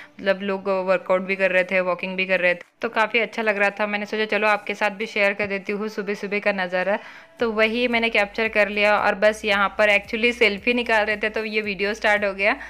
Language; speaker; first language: Hindi; non-native, local second language; Marathi